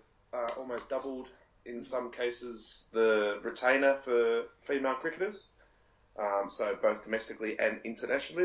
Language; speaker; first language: English; native; English